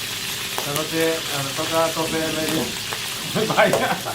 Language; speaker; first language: Spanish; non-native, learner; Chinese